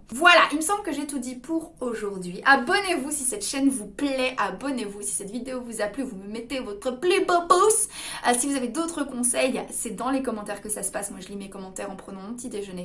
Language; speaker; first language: French; native; French